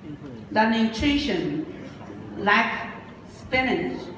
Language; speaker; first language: English; non-native, learner; Japanese